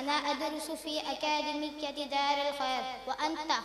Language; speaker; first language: Arabic; non-native, learner; Urdu